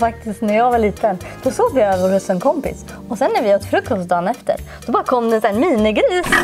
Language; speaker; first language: Swedish; native; Swedish